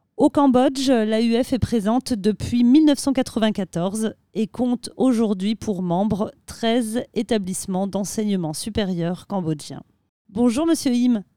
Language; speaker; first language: French; native; French